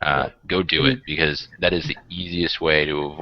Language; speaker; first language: English; native; English